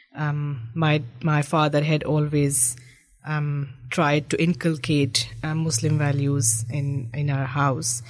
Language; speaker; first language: English; non-native, local second language; Urdu